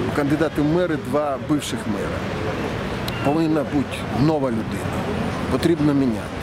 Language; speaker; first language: Ukrainian; native; Ukrainian